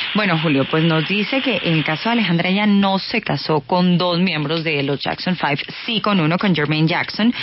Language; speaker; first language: Spanish; native; Spanish